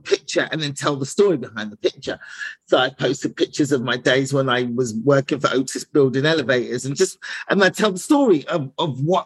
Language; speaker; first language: English; native; English